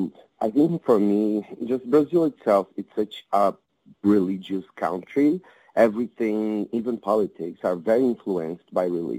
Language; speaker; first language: English; non-native, fluent; Portuguese